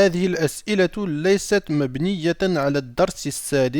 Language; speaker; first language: Arabic; non-native, fluent; French